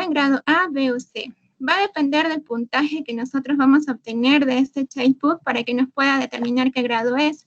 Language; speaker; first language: Spanish; native; Spanish